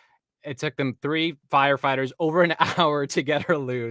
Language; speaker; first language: English; native; English